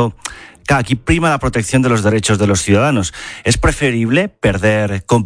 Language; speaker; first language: Spanish; native; Spanish